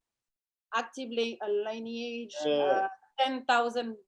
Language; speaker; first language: English; non-native, fluent; French